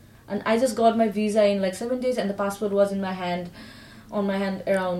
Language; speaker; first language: English; non-native, learner; Nepali